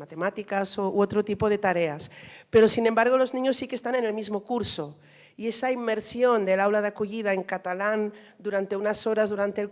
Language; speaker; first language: Spanish; native; Spanish